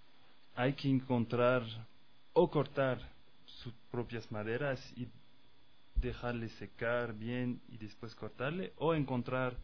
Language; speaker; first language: Spanish; non-native, fluent; French